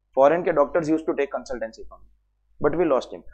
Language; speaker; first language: Hindi; native; Hindi